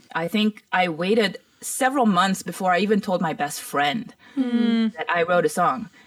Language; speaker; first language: English; early bilingual, other home language; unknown